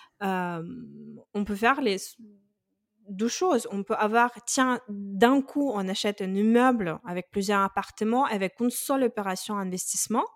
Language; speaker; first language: French; non-native, fluent; Russian